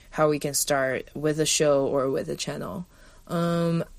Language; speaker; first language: English; non-native, fluent; Chinese